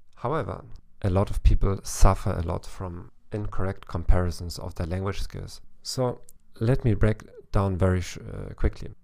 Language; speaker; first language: English; non-native, fluent; German